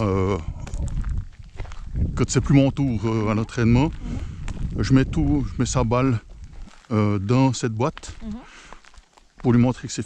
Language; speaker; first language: French; native; French